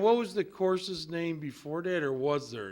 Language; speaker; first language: English; native; English